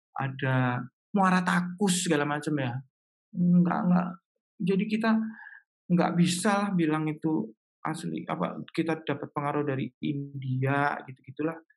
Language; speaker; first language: Indonesian; native; Indonesian